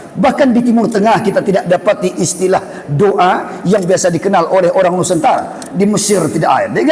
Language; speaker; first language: Malay; non-native, local second language; Buginese